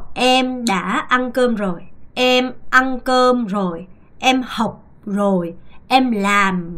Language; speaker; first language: Vietnamese; non-native, fluent; Korean